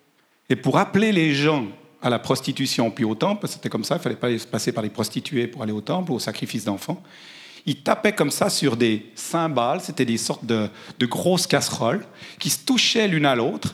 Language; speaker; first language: French; native; French